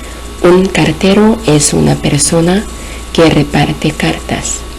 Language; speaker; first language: Spanish; non-native, fluent; Korean